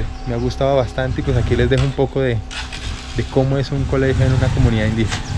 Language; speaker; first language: Spanish; native; Spanish